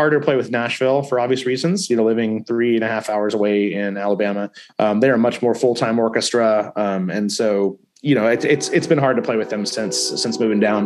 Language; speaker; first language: English; native; English